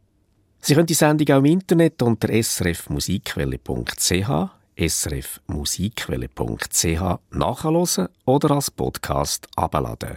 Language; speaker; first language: German; native; German